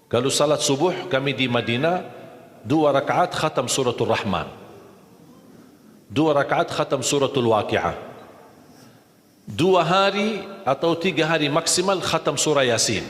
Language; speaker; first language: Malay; non-native, fluent; Arabic